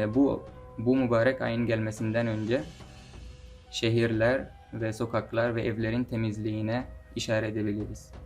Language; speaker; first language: Turkish; non-native, fluent; Persian